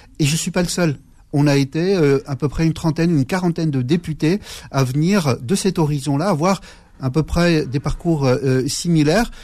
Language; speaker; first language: French; early bilingual, other home language; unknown